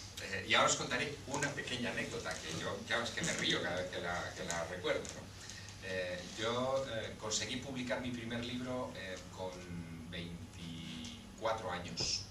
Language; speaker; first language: Spanish; native; Spanish